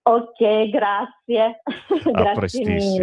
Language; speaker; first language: Italian; non-native, fluent; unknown